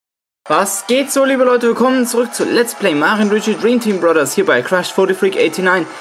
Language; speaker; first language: German; native; German